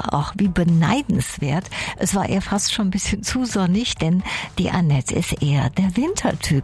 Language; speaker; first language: German; native; German